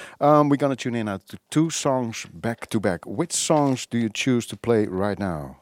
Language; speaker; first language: English; non-native, fluent; Dutch